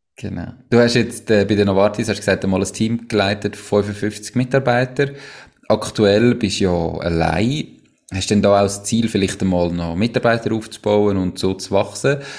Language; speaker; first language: German; native; German